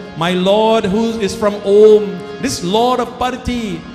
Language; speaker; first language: English; native; English